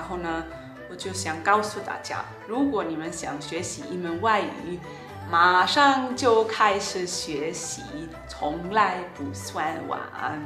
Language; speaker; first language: Chinese; non-native, fluent; German